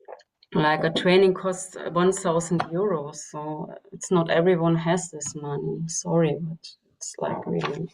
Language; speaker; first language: English; non-native, fluent; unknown